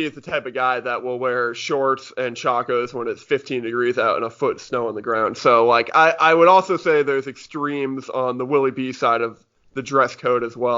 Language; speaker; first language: English; native; English